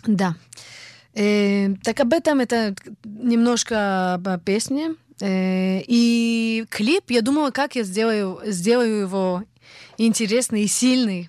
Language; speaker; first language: Russian; early bilingual, heritage; Hebrew